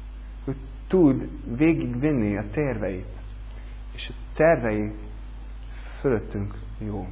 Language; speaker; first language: Hungarian; non-native, learner; English